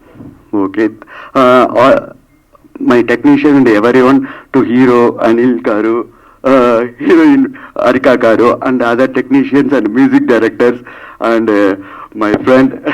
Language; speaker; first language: Telugu; non-native, learner; Kannada